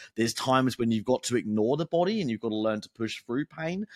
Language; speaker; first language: English; native; English